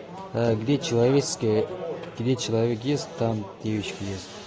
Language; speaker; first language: Russian; non-native, learner; Tajik